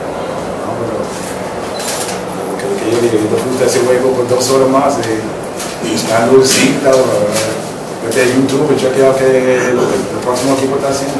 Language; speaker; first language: Spanish; non-native, learner; English